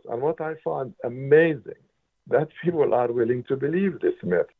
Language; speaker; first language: English; non-native, fluent; Arabic